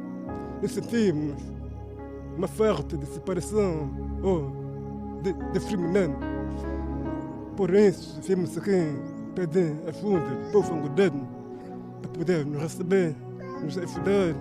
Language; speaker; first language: Portuguese; non-native, learner; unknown